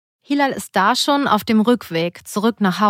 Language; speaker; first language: German; native; German